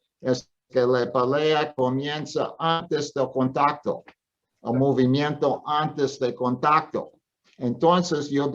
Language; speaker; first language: Spanish; non-native, fluent; English